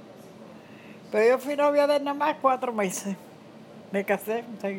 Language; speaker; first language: Spanish; native; Spanish